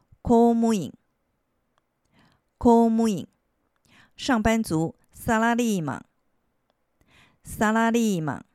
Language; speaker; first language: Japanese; non-native, fluent; Chinese